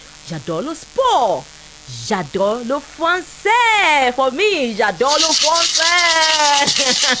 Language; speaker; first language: French; non-native, fluent; Yoruba